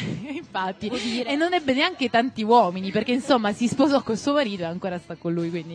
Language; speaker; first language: Italian; native; Italian